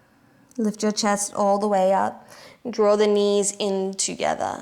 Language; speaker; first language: English; native; English